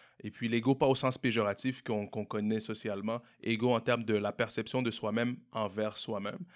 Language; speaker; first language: French; native; French